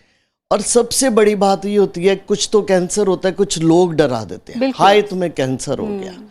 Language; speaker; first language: Hindi; native; Hindi